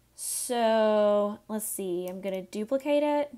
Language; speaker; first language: English; native; English